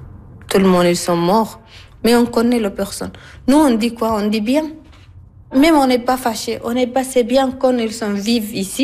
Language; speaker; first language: French; non-native, learner; Arabic